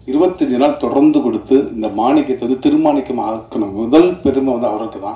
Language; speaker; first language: Tamil; native; Tamil